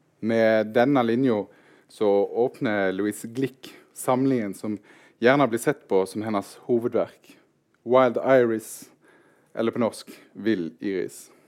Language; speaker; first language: Norwegian; native; Norwegian